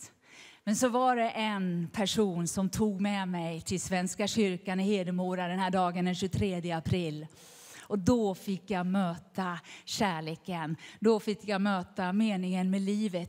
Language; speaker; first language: Swedish; native; Swedish